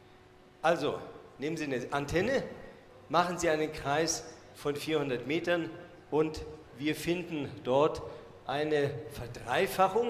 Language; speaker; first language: German; native; German